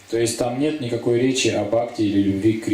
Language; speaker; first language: Russian; native; Russian